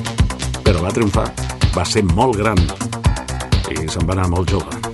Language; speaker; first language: Catalan; native; Catalan